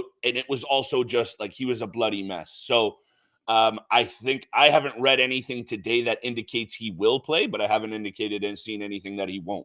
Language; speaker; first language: English; native; English